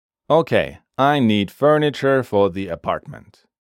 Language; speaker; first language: English; non-native, fluent; German